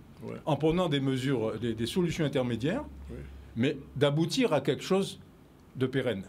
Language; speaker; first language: French; native; French